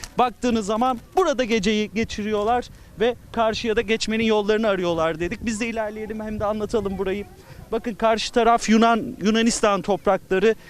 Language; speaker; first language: Turkish; native; Turkish